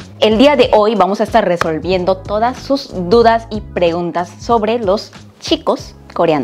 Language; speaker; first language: Spanish; non-native, fluent; Korean